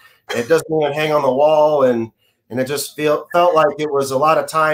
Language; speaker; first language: English; native; English